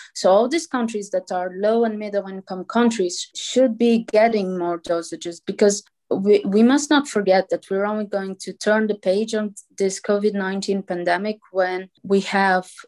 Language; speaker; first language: English; non-native, fluent; Portuguese